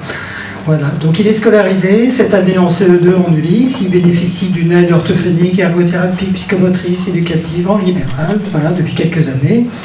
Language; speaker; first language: French; native; French